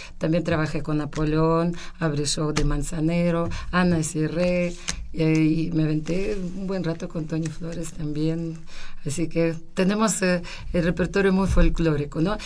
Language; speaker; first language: Spanish; non-native, fluent; Russian